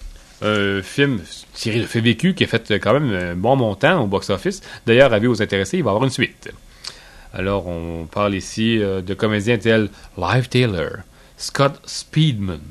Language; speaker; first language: French; native; French